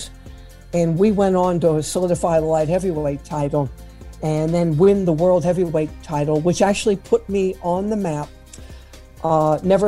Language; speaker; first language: English; native; English